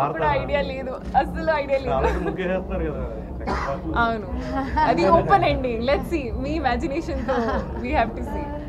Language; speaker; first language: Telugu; non-native, learner; Hindi